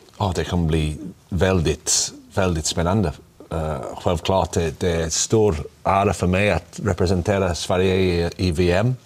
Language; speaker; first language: Swedish; non-native, learner; English